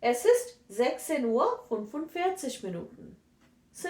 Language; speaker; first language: German; non-native, fluent; Hindi